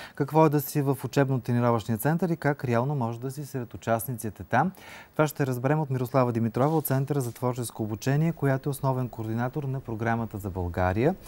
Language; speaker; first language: Bulgarian; native; Bulgarian